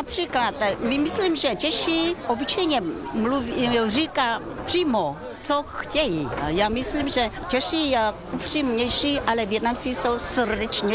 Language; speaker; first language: Czech; non-native, fluent; Vietnamese